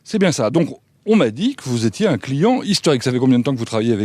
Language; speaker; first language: French; native; French